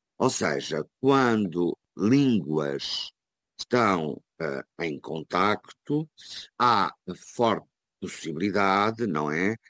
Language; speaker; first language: Portuguese; native; Portuguese